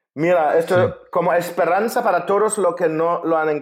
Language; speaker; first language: Spanish; non-native, fluent; German